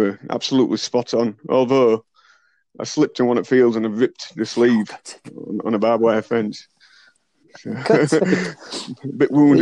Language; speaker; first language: English; native; English